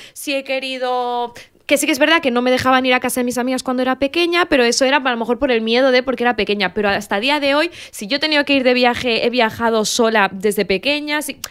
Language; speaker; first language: Spanish; early bilingual, other home language; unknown